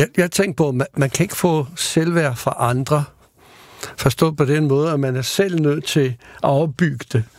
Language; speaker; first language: Danish; non-native, fluent; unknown